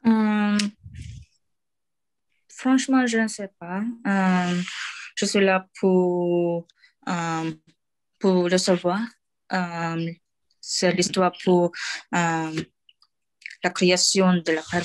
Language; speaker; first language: French; non-native, learner; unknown